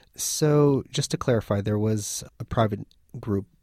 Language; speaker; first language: English; early bilingual, other home language; Armenian